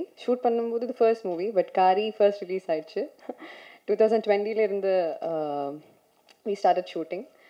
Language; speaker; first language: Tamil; non-native, learner; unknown